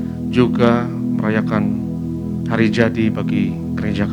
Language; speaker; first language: Indonesian; native; Indonesian